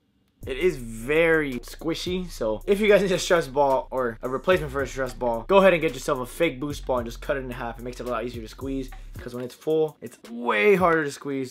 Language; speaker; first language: English; native; English